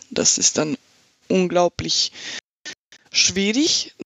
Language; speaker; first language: German; non-native, fluent; Slovak